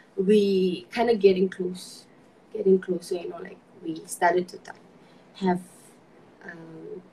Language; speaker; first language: English; non-native, local second language; Malay